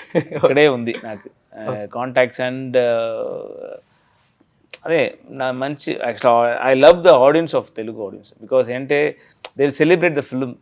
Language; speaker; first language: Telugu; non-native, learner; Tamil